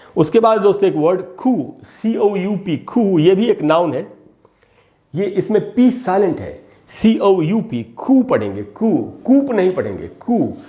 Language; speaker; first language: Hindi; native; Hindi